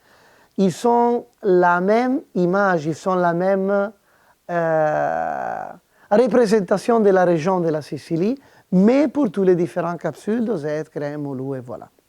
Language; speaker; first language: French; non-native, fluent; Italian